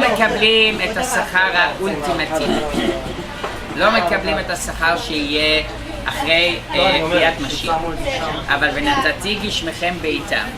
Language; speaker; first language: Hebrew; non-native, fluent; English